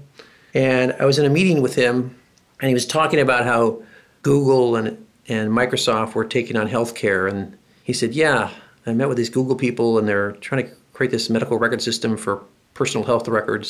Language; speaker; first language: English; native; English